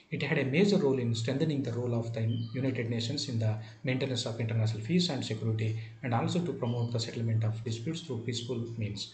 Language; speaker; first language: English; non-native, local second language; Kannada